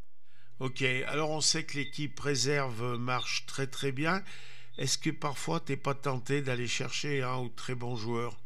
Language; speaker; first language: French; native; French